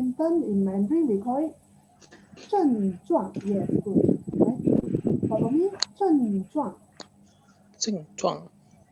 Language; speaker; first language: English; non-native, local second language; Chinese